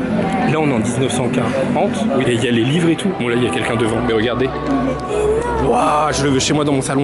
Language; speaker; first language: French; native; French